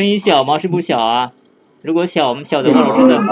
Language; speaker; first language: Chinese; non-native, fluent; Lao